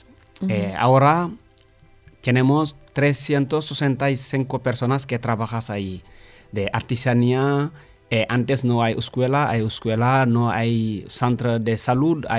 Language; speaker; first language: Spanish; non-native, learner; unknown